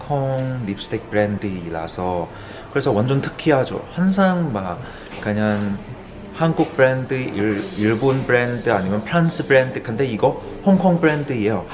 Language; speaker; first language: Korean; non-native, fluent; Cantonese